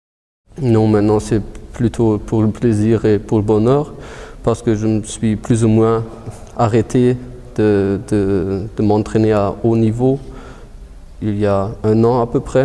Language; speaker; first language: French; early bilingual, heritage; German